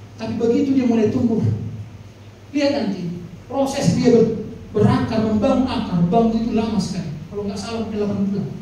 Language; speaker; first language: Indonesian; non-native, local second language; Batak Toba